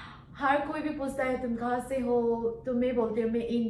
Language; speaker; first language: Hindi; non-native, local second language; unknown